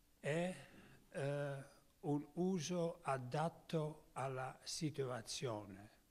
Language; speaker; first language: Italian; non-native, learner; Dutch